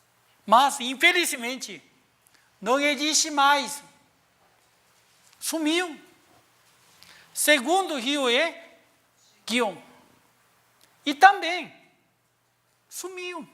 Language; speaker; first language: Portuguese; non-native, learner; Korean